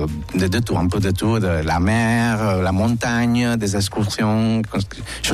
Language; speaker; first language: French; non-native, learner; Spanish